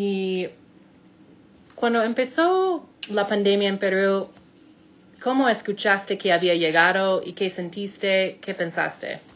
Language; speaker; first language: Spanish; non-native, fluent; English